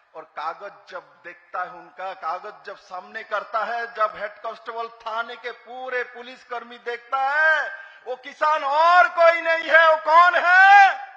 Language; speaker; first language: Hindi; non-native, local second language; Bangla